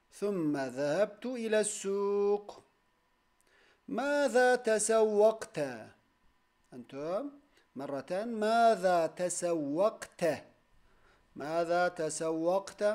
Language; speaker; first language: Arabic; non-native, fluent; Turkish